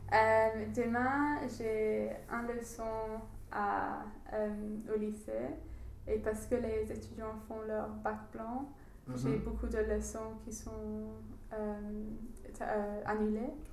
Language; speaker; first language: French; non-native, learner; English